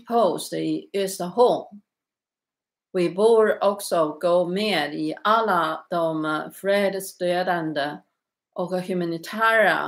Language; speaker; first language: Swedish; non-native, learner; Chinese